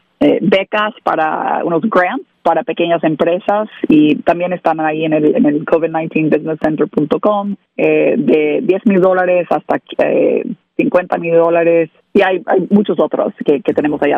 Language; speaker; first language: Spanish; non-native, learner; English